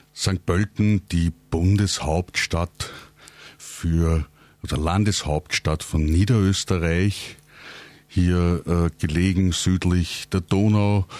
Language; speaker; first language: German; native; German